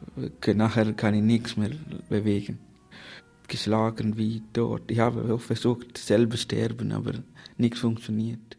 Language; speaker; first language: German; non-native, learner; Tamil